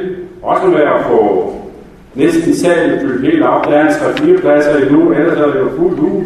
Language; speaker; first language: Danish; native; Danish